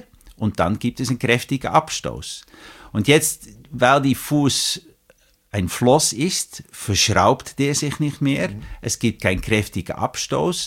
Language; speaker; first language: German; native; German